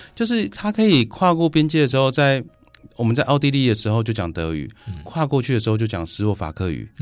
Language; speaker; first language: Chinese; native; Chinese